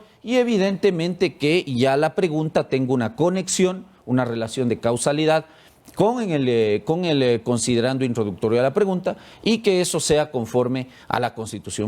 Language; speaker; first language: Spanish; native; Spanish